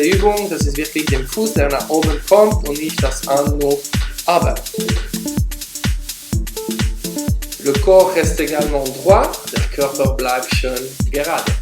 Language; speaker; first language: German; non-native, learner; French